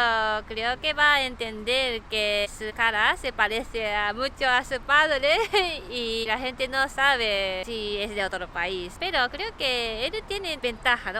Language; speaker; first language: Spanish; non-native, fluent; Japanese